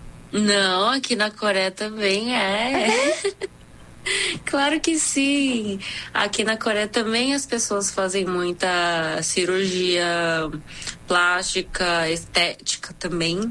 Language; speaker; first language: Portuguese; non-native, fluent; Korean